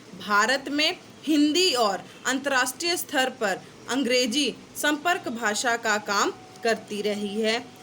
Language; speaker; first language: Hindi; native; Hindi